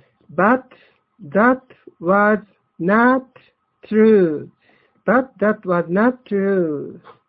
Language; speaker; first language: English; non-native, fluent; Japanese